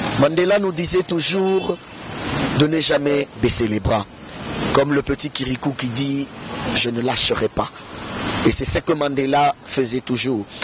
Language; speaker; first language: French; non-native, local second language; Lingala